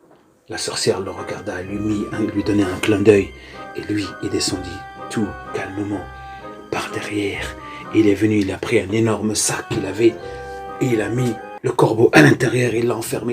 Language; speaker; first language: French; native; French